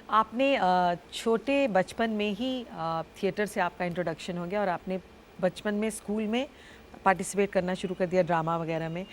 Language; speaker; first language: Hindi; native; Hindi